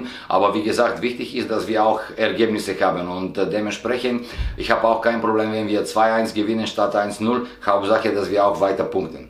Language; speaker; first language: German; non-native, fluent; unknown